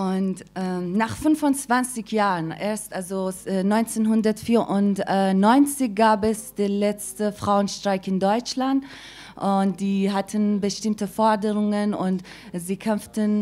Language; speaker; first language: German; non-native, fluent; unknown